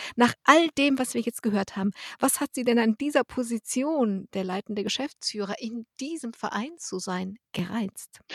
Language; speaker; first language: German; native; German